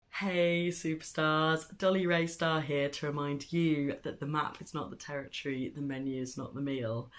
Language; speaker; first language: English; native; English